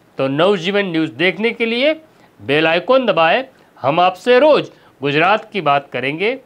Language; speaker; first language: Hindi; non-native, local second language; Gujarati